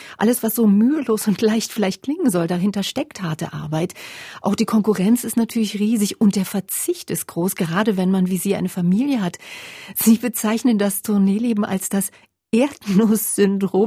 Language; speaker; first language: German; native; German